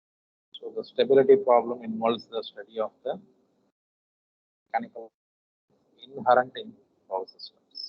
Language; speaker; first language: English; non-native, local second language; Tamil